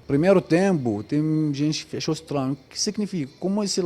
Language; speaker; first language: Portuguese; non-native, learner; Arabic